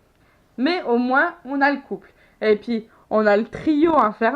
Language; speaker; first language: French; native; French